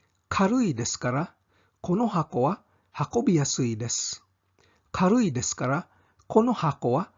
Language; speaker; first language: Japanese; non-native, fluent; English